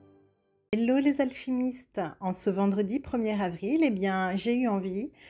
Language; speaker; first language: French; native; French